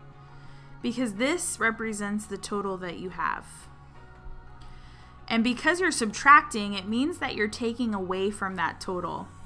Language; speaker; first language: English; native; English